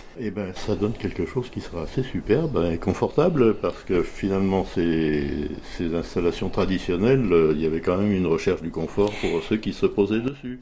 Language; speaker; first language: French; native; French